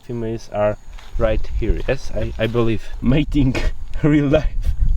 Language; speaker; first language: English; non-native, fluent; Polish